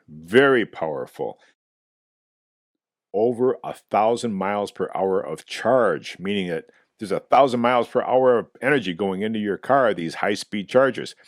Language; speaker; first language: English; native; English